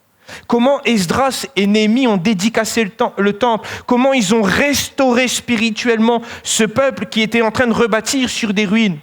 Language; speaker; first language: French; native; French